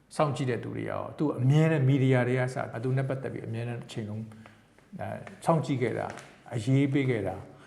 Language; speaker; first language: Burmese; native; Burmese